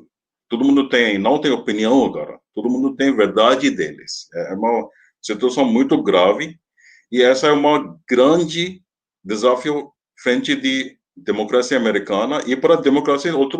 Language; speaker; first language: Portuguese; non-native, fluent; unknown